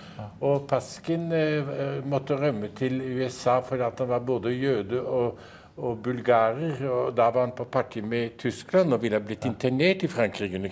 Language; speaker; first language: Norwegian; early bilingual, heritage; Norwegian